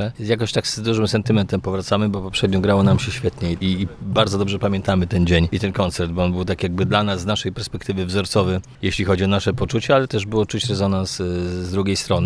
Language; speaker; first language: Polish; native; Polish